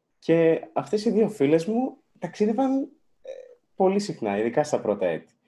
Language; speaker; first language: Greek; early bilingual, other home language; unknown